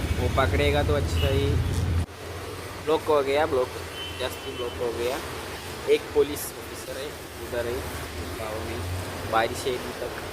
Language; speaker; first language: Hindi; non-native, local second language; Malayalam